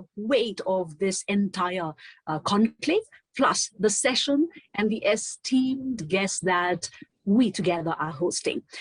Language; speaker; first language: English; non-native, local second language; Nepali